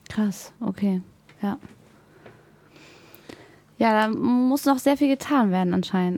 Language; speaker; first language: German; native; German